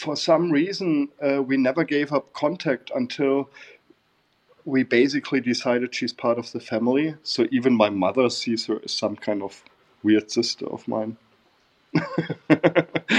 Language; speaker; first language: English; non-native, fluent; German